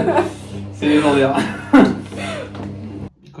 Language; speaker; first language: French; native; French